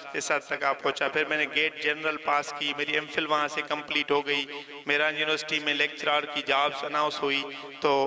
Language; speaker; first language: Urdu; non-native, local second language; Saraiki